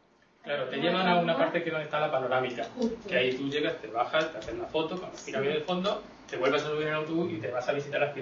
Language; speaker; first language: Spanish; native; Spanish